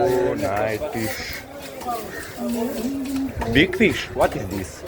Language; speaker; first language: English; non-native, learner; Slovenian